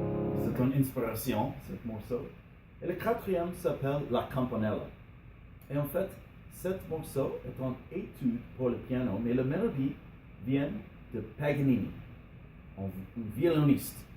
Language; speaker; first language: French; non-native, learner; English